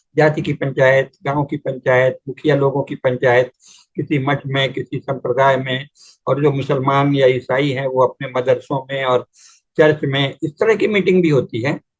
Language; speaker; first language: Hindi; native; Hindi